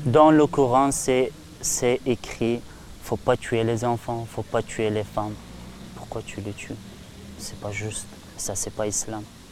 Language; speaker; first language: French; non-native, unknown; Persian